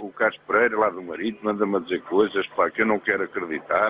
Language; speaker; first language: Portuguese; native; Portuguese